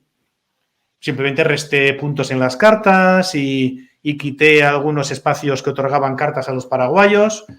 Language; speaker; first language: Spanish; native; Spanish